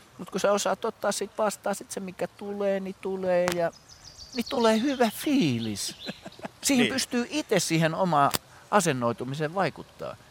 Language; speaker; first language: Finnish; native; Finnish